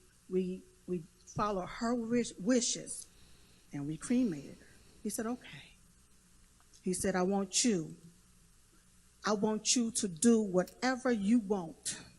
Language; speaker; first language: English; native; English